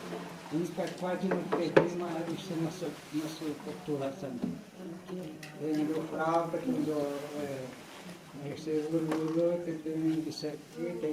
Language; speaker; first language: Portuguese; non-native, local second language; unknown